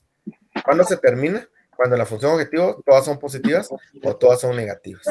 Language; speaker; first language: Spanish; native; Spanish